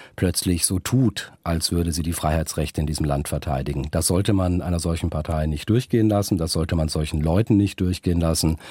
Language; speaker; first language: German; native; German